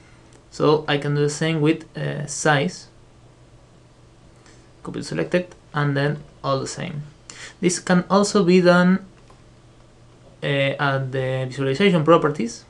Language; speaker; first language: English; non-native, fluent; Spanish